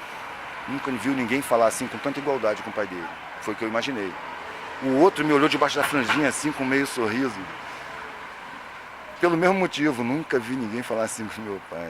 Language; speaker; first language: Portuguese; native; Portuguese